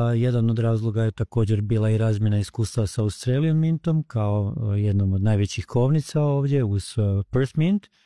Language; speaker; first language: Croatian; early bilingual, heritage; Croatian